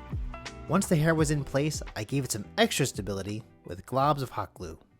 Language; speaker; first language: English; native; English